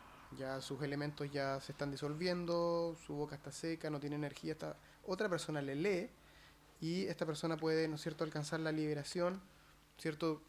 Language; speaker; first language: Spanish; native; Spanish